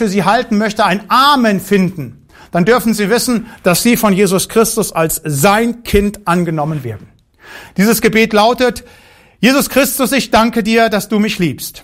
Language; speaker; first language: German; native; German